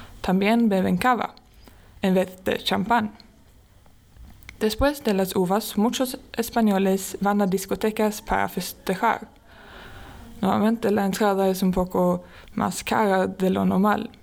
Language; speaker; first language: Spanish; non-native, learner; Swedish